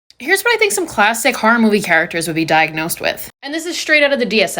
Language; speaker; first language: English; native; English